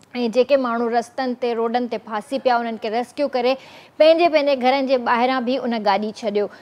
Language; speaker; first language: Sindhi; native; Sindhi